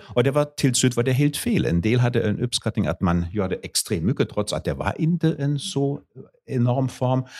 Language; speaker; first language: Swedish; non-native, fluent; German